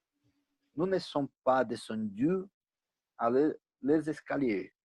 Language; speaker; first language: French; non-native, learner; Portuguese